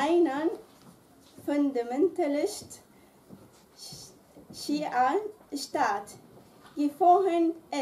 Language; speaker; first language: German; non-native, learner; Arabic